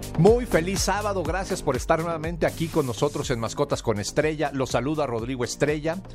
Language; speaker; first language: Spanish; native; Spanish